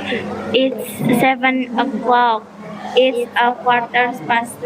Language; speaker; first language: English; non-native, learner; Indonesian